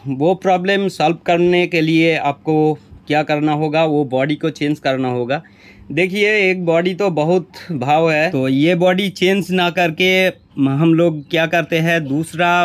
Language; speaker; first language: Hindi; non-native, local second language; Bangla